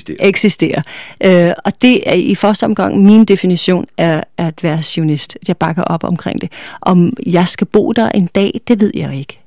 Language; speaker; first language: Danish; non-native, fluent; English